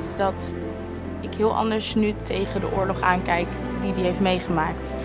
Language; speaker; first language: Dutch; native; Dutch